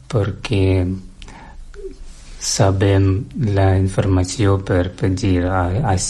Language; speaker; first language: Catalan; non-native, learner; Russian